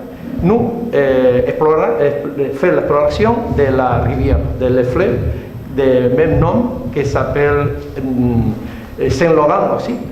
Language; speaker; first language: French; non-native, learner; Spanish